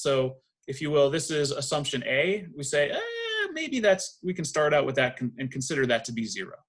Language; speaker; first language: English; native; English